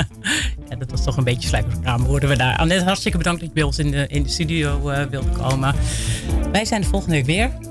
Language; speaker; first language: Dutch; native; Dutch